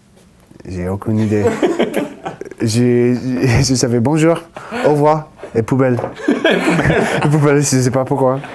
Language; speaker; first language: French; non-native, fluent; English